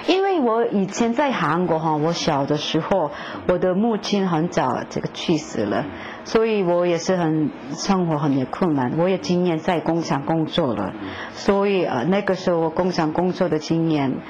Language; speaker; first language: Chinese; non-native, fluent; Korean